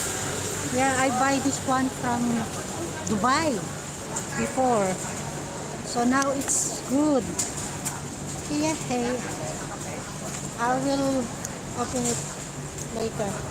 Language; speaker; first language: English; non-native, local second language; Filipino